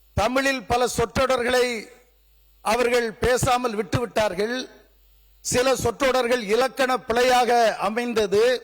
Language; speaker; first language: Tamil; native; Tamil